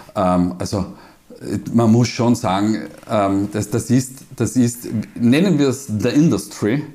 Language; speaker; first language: German; native; German